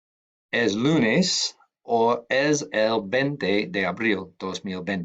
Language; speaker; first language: Spanish; non-native, fluent; English